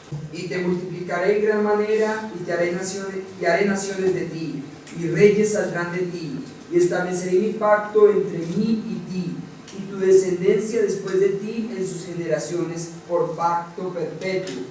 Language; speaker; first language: Spanish; native; Spanish